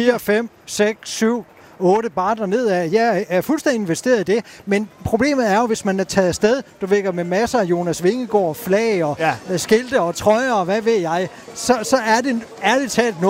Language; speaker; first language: Danish; native; Danish